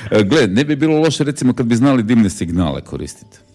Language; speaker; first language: Serbian; native; Serbian